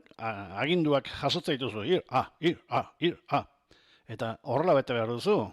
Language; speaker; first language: Basque; non-native, local second language; Spanish